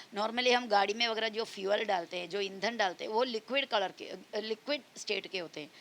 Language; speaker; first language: Hindi; non-native, local second language; Marathi